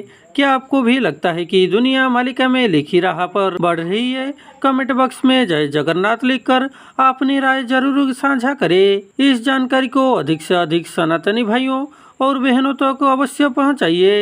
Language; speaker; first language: Hindi; non-native, local second language; Odia